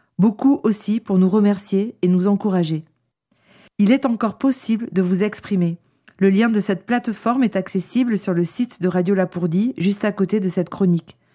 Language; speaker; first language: French; native; French